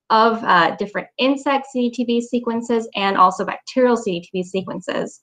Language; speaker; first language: English; native; English